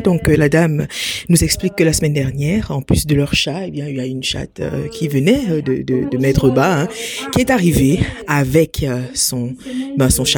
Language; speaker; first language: French; native; French